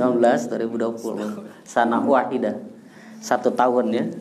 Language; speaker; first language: Indonesian; native; Indonesian